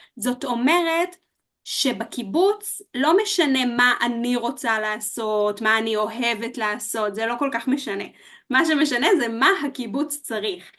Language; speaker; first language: Hebrew; native; Hebrew